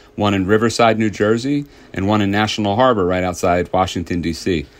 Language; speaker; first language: English; native; English